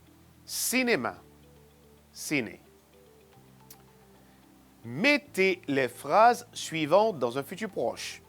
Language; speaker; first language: French; non-native, fluent; Spanish